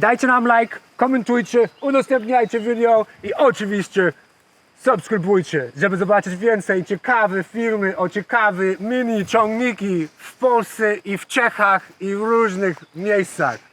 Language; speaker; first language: Polish; non-native, learner; English